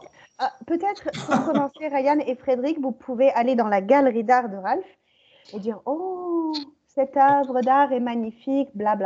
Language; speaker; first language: French; native; French